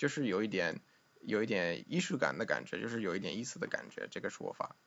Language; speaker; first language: Chinese; non-native, fluent; English